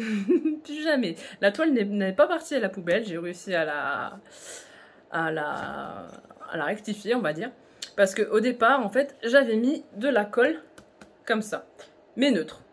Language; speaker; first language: French; native; French